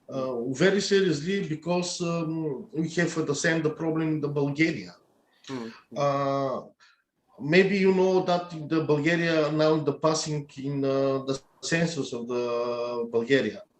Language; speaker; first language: English; non-native, learner; Bulgarian